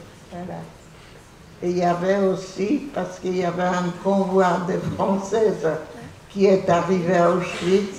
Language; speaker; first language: French; non-native, fluent; Polish